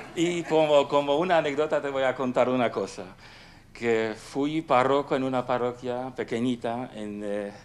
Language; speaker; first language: Spanish; non-native, fluent; Polish